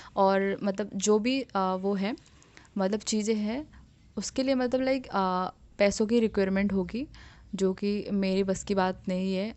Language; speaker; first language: Hindi; non-native, local second language; Assamese